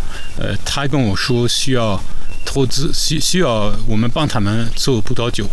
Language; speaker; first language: Chinese; non-native, fluent; French